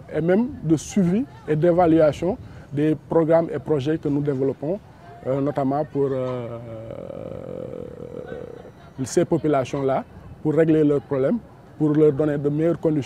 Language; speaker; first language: French; non-native, local second language; Wolof